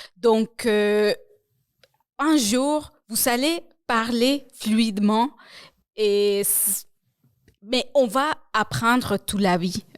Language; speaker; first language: French; non-native, fluent; Spanish